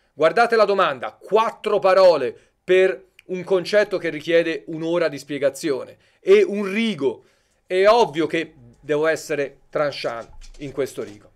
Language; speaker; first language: Italian; native; Italian